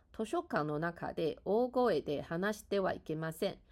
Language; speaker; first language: Japanese; non-native, fluent; Chinese